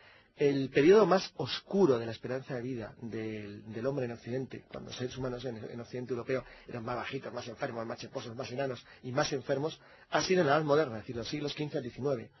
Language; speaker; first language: Spanish; native; Spanish